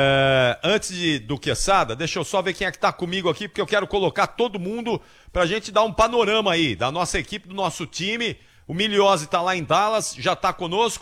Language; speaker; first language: Portuguese; native; Portuguese